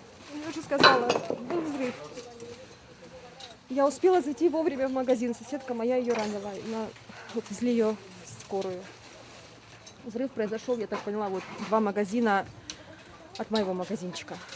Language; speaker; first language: Russian; native; Russian